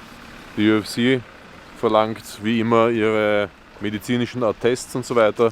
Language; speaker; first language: German; native; German